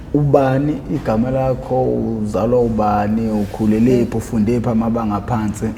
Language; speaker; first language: Zulu; native; Zulu